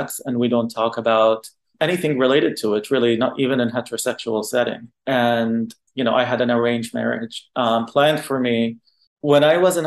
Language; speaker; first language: English; non-native, fluent; Arabic